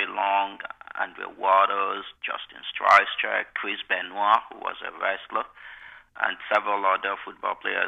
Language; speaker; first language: English; non-native, local second language; Igbo